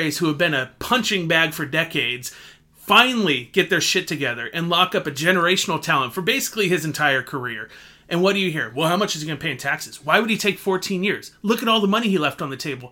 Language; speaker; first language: English; native; English